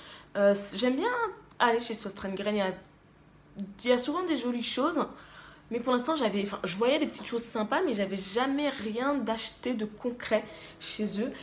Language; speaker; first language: French; native; French